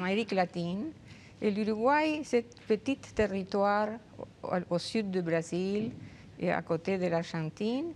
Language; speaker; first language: French; non-native, fluent; Spanish